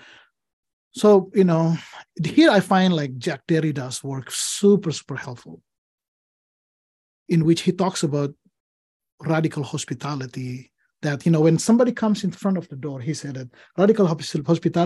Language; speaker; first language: English; non-native, fluent; Indonesian